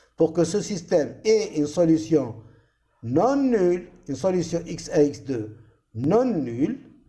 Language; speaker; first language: French; non-native, local second language; Arabic